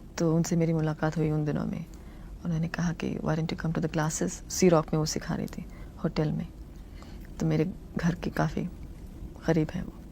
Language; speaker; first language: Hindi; non-native, local second language; Tamil